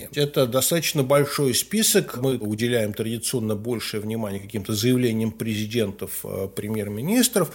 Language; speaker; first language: Russian; native; Russian